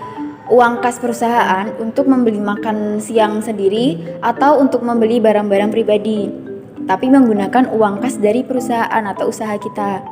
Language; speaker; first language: Indonesian; native; Indonesian